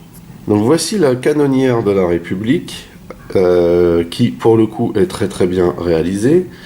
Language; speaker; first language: French; native; French